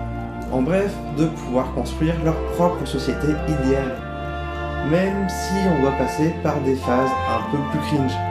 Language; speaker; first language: French; native; French